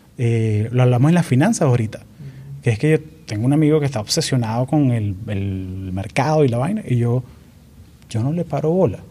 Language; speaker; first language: Spanish; native; Spanish